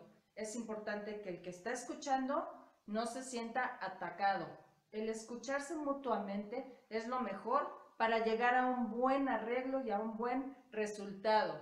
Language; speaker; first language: Spanish; native; Spanish